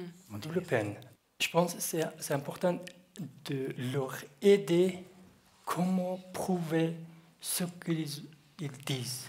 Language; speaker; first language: French; non-native, learner; Kurdish